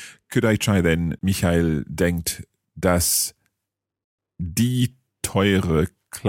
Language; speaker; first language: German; non-native, learner; English